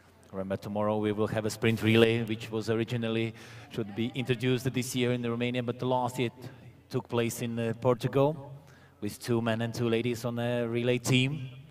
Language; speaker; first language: English; non-native, fluent; Latvian